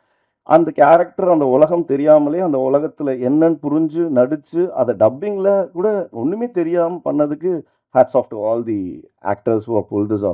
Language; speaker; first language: Tamil; native; Tamil